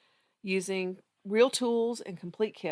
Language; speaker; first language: English; native; English